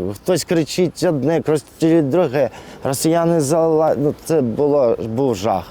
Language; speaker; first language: Ukrainian; non-native, local second language; Russian